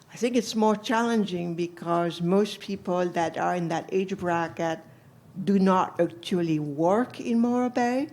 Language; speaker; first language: English; non-native, fluent; French